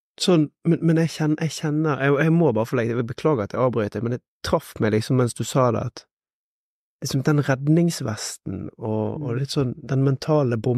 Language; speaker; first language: Norwegian; native; Norwegian